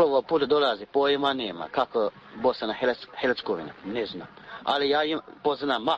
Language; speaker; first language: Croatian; non-native, learner; Chinese